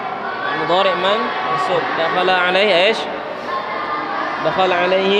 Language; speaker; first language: Arabic; non-native, fluent; Indonesian